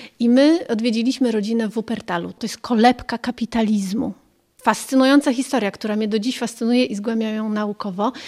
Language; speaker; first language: Polish; early bilingual, other home language; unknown